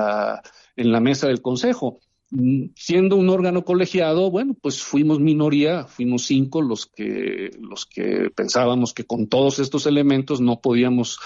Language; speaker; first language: Spanish; native; Spanish